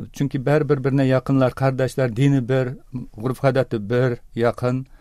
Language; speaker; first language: Tatar; early bilingual, heritage; Tatar